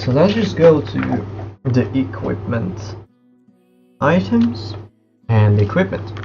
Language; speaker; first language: English; non-native, fluent; Hungarian